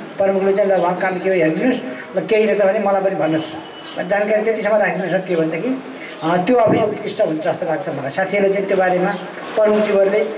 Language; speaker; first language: Nepali; native; Nepali